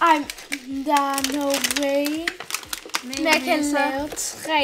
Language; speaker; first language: Danish; early bilingual, other home language; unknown